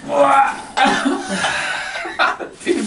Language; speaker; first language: Chinese; non-native, learner; English